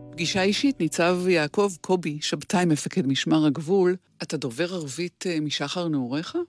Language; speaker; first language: Hebrew; native; Hebrew